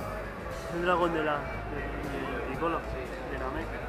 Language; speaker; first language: Spanish; native; Spanish